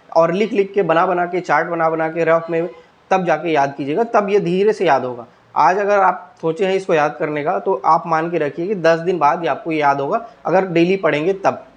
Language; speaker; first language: Hindi; native; Hindi